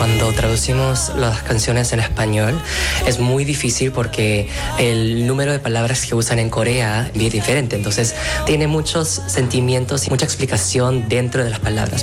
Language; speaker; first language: Spanish; non-native, fluent; Korean